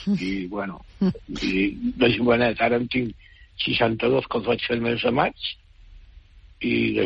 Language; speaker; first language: Catalan; native; Catalan